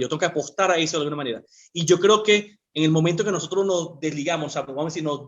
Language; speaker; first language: Spanish; native; Spanish